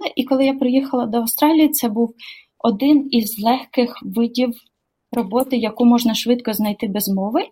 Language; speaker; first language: Ukrainian; native; Ukrainian